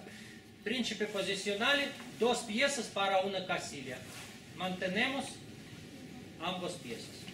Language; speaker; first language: Spanish; non-native, fluent; Russian